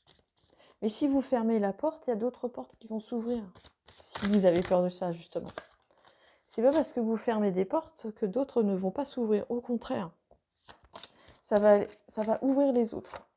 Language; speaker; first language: French; native; French